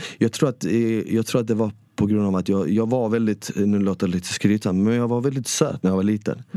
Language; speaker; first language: Swedish; early bilingual, other home language; Bosnian